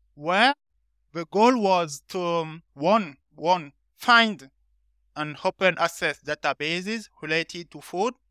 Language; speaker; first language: English; non-native, learner; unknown